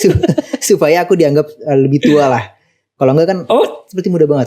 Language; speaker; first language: Indonesian; native; Indonesian